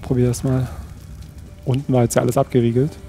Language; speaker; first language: German; native; German